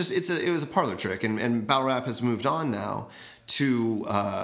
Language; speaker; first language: English; native; English